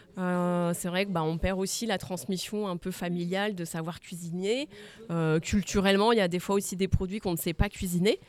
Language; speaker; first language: French; native; French